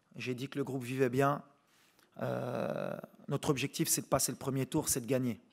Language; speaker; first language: French; native; French